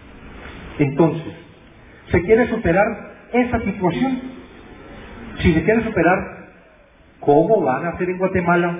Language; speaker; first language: Spanish; native; Spanish